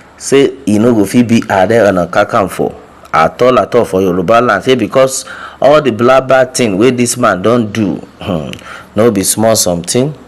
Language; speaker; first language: Nigerian Pidgin; non-native, local second language; Yoruba